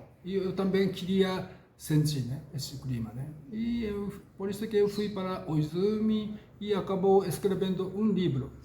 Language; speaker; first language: Portuguese; non-native, learner; Japanese